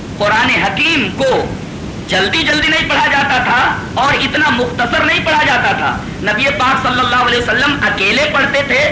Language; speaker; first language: Urdu; native; Urdu